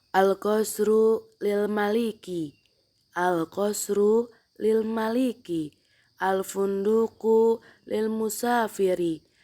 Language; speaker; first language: Arabic; non-native, fluent; Indonesian